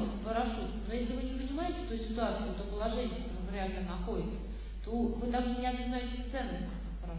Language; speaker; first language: Russian; native; Russian